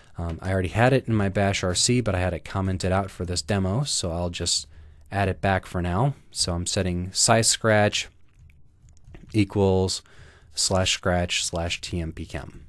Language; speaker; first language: English; native; English